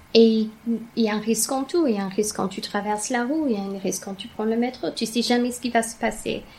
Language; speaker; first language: French; non-native, fluent; English